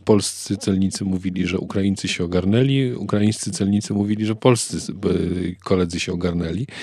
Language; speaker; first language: Polish; native; Polish